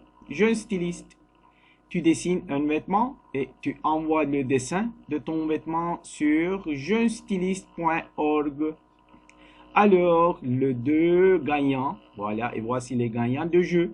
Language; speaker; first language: French; non-native, learner; Turkish